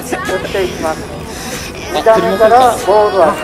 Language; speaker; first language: Japanese; native; Japanese